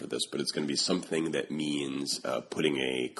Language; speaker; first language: English; native; English